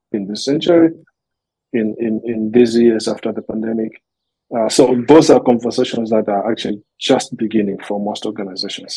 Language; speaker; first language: English; non-native, local second language; Nyanja